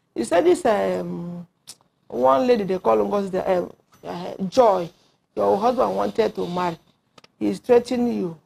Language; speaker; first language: English; non-native, local second language; Igbo